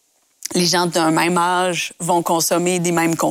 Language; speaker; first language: French; native; French